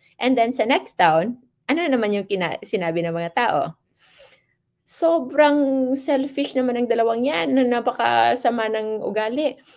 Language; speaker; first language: Filipino; non-native, local second language; Hiligaynon